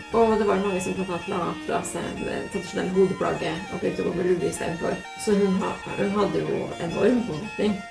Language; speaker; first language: Norwegian; native; Norwegian